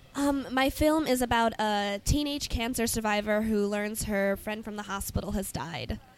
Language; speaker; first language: English; native; English